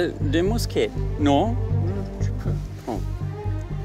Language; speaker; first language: French; non-native, learner; German